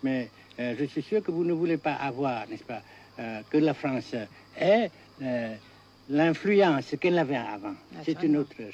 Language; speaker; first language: French; non-native, fluent; Vietnamese